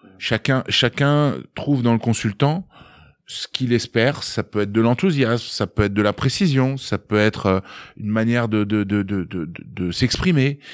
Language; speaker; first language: French; native; French